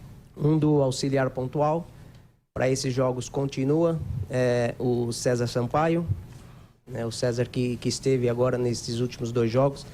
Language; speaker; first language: Portuguese; native; Portuguese